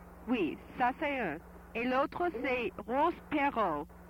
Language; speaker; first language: French; native; French